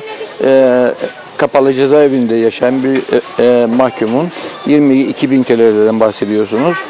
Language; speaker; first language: Turkish; native; Turkish